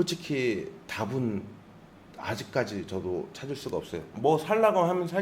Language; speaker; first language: Korean; native; Korean